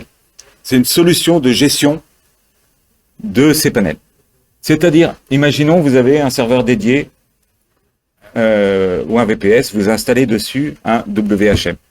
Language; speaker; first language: French; native; French